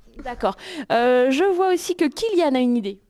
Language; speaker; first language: French; native; French